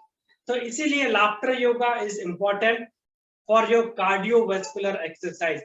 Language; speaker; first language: Hindi; native; Hindi